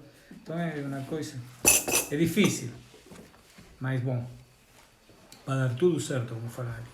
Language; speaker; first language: Portuguese; non-native, learner; Spanish